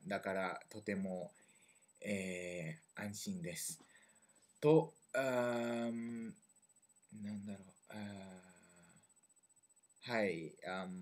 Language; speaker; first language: Japanese; non-native, learner; French